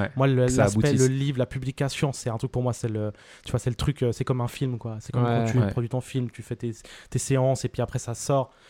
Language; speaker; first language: French; early bilingual, other home language; Spanish